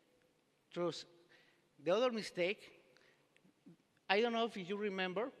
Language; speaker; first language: English; non-native, learner; Spanish